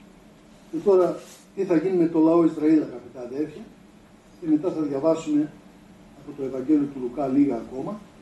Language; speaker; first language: Greek; native; Greek